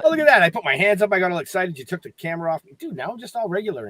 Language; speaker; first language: English; native; English